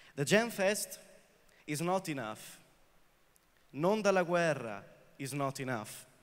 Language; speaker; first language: English; non-native, fluent; Italian